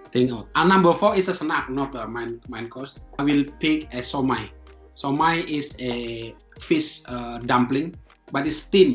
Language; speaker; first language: English; non-native, fluent; Indonesian